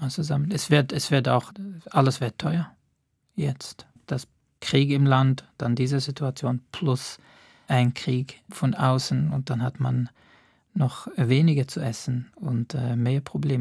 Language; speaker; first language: German; non-native, fluent; Arabic